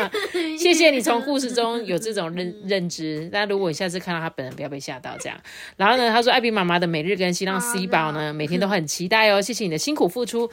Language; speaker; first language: Chinese; native; Chinese